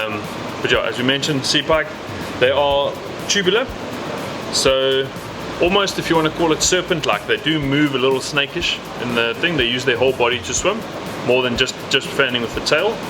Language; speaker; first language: English; native; English